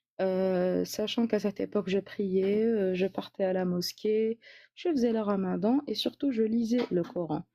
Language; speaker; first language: French; non-native, local second language; Arabic